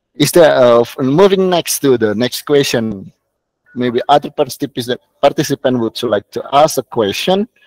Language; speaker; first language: English; non-native, fluent; Indonesian